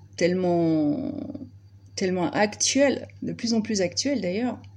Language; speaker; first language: French; native; French